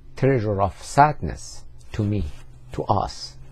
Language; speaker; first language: English; non-native, fluent; Persian